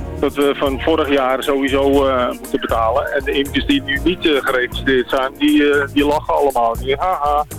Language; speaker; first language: Dutch; native; Dutch